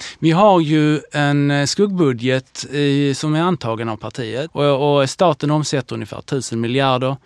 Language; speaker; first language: Swedish; early bilingual, other home language; Hebrew